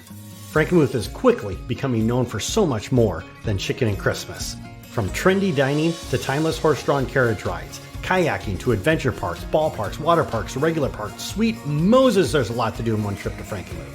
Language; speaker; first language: English; native; English